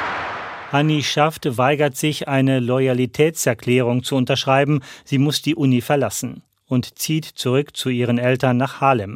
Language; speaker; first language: German; native; German